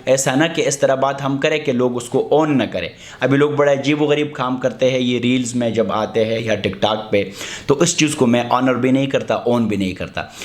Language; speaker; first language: Urdu; non-native, local second language; Pashto